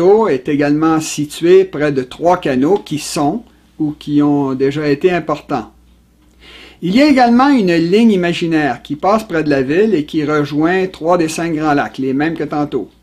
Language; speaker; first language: French; native; French